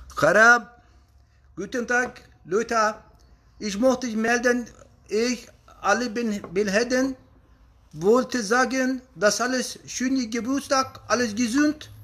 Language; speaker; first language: German; non-native, learner; Arabic